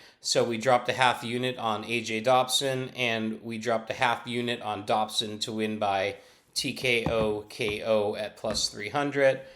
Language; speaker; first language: English; native; English